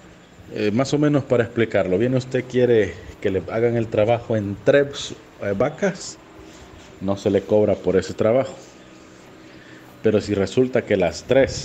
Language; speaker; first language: Spanish; native; Spanish